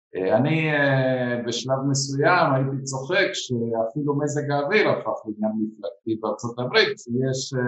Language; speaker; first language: Hebrew; non-native, fluent; Spanish